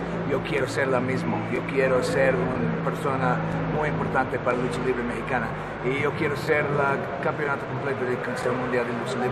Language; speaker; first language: Spanish; non-native, learner; English